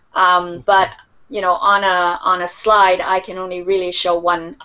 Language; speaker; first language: English; native; English